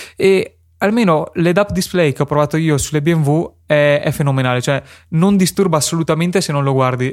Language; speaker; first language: Italian; native; Italian